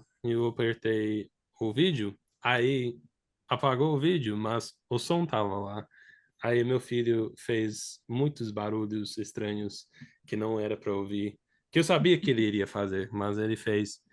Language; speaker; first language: Portuguese; non-native, fluent; English